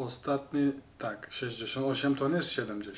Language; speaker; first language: Polish; non-native, learner; Turkish